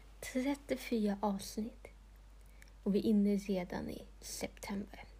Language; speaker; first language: Swedish; non-native, local second language; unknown